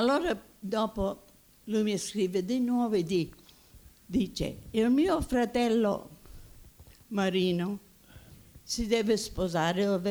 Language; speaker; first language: Italian; early bilingual, heritage; Italian